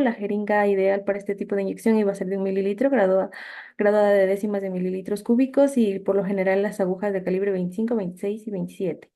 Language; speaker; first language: Spanish; native; Spanish